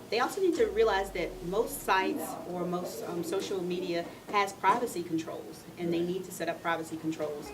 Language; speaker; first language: English; native; English